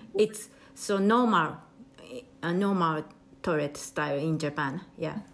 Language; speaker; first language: English; non-native, learner; Japanese